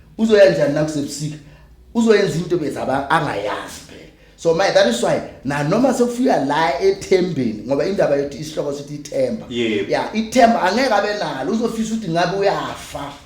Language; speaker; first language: Zulu; native; Zulu